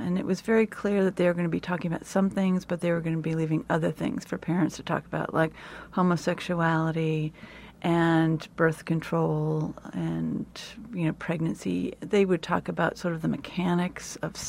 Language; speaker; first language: English; native; English